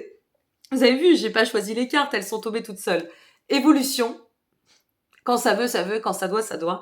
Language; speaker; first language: French; native; French